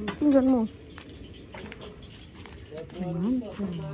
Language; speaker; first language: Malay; non-native, local second language; Javanese